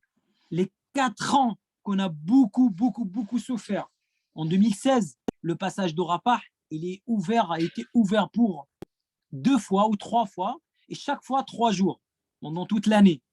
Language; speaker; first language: French; non-native, fluent; Arabic